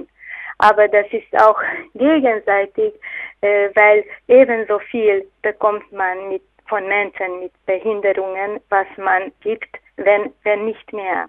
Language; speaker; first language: German; non-native, fluent; Hungarian